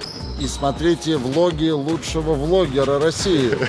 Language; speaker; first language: Russian; native; Russian